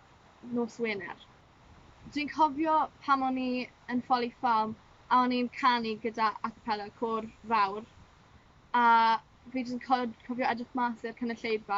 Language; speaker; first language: Welsh; non-native, local second language; English